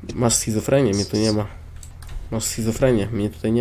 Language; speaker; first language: Polish; native; Polish